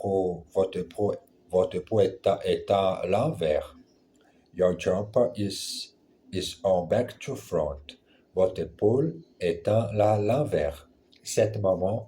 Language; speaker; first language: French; non-native, learner; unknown